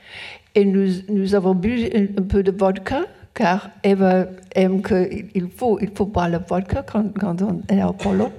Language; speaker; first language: French; non-native, learner; English